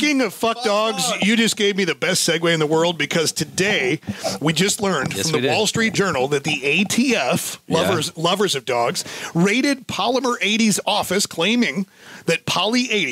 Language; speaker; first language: English; native; English